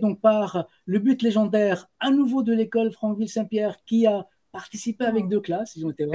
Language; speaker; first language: French; native; French